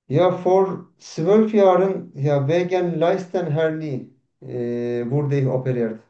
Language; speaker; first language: German; non-native, learner; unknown